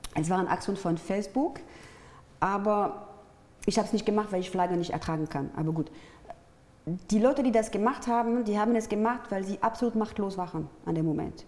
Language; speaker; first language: German; non-native, fluent; French